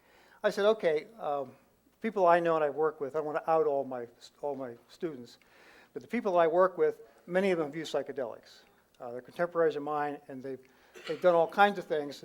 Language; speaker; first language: English; native; English